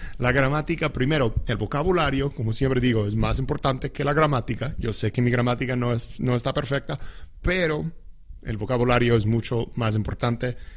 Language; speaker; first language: Spanish; non-native, fluent; English